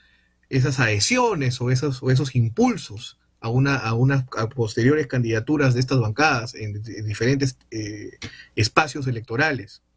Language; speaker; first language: Spanish; native; Spanish